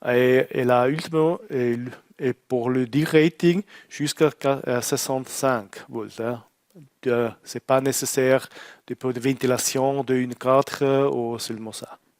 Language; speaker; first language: French; non-native, learner; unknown